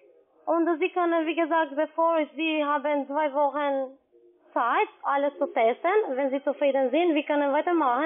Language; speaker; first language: German; non-native, learner; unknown